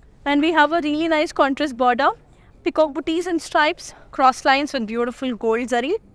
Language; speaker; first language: English; non-native, local second language; Telugu